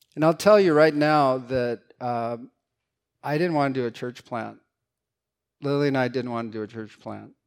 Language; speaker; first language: English; early bilingual, other home language; Korean